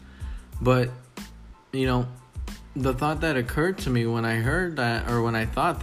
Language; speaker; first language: English; native; English